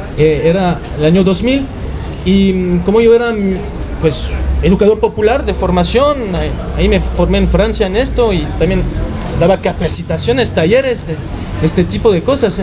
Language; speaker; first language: Spanish; non-native, fluent; French